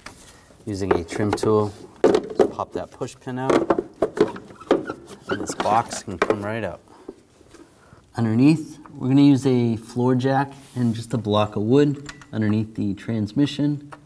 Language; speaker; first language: English; native; English